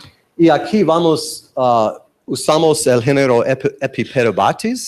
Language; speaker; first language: Spanish; non-native, learner; English